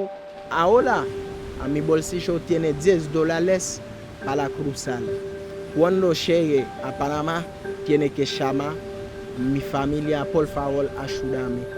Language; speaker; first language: Spanish; non-native, learner; Haitian Creole